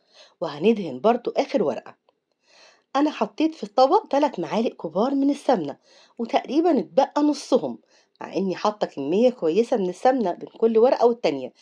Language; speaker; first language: Arabic; native; Arabic